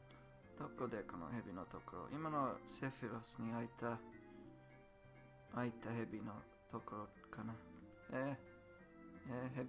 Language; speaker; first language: Japanese; non-native, learner; English